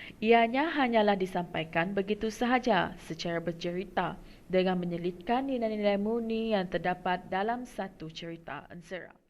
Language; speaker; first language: Malay; non-native, local second language; Iban